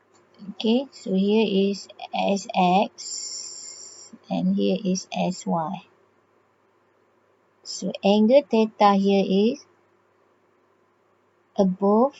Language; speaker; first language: English; non-native, local second language; Malay